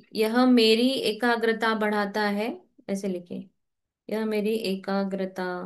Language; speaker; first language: Hindi; non-native, local second language; Marathi